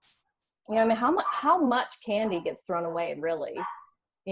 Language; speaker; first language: English; native; English